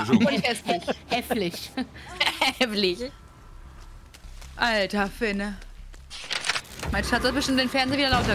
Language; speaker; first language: German; native; German